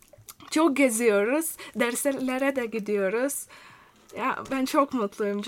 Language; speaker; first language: Turkish; non-native, fluent; Lithuanian